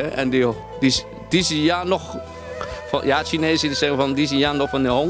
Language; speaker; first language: Dutch; non-native, learner; Cantonese